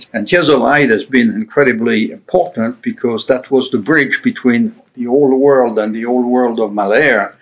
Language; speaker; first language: English; non-native, fluent; French